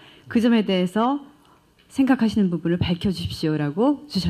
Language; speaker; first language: Korean; native; Korean